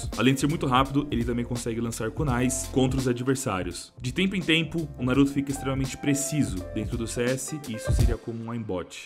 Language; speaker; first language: Portuguese; native; Portuguese